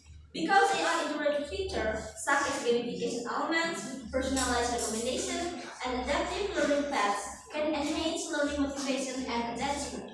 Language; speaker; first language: English; non-native, learner; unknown